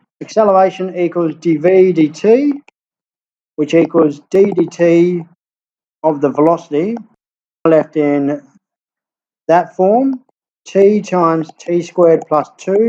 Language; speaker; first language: English; native; English